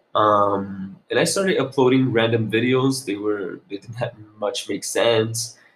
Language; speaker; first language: English; non-native, fluent; Portuguese